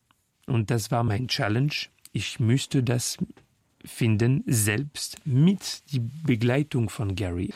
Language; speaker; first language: German; non-native, fluent; French